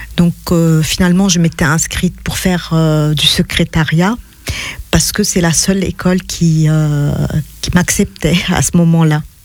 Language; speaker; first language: French; non-native, local second language; Arabic